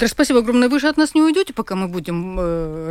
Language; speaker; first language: Russian; native; Russian